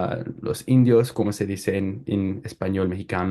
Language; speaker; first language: Spanish; non-native, learner; English